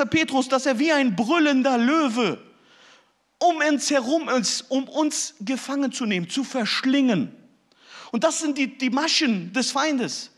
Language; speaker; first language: German; early bilingual, other home language; Turkish